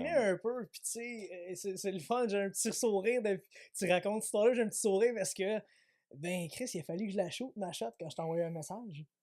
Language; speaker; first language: French; native; French